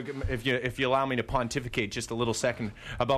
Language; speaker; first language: English; native; English